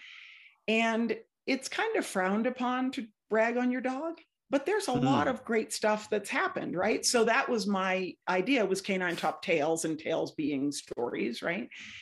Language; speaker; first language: English; native; English